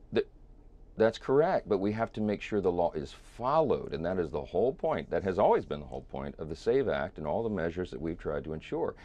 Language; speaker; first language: English; native; English